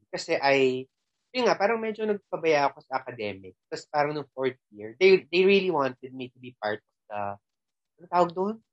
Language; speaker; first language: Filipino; non-native, local second language; Cebuano